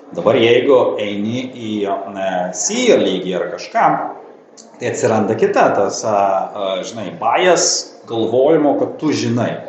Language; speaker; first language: Lithuanian; native; Lithuanian